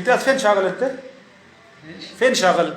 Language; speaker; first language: Arabic; non-native, learner; Urdu